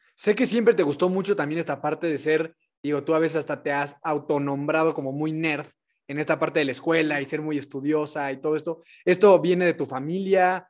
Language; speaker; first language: Spanish; native; Spanish